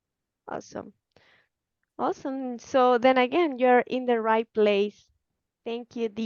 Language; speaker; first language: English; non-native, fluent; Spanish